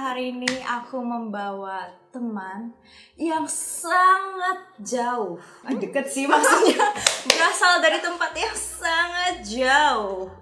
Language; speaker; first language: Indonesian; native; Indonesian